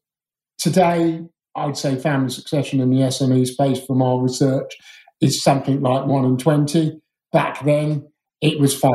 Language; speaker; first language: English; native; English